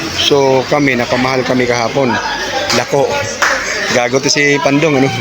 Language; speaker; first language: Filipino; non-native, local second language; Cebuano